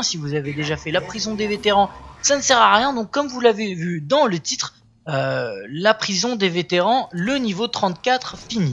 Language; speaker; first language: French; native; French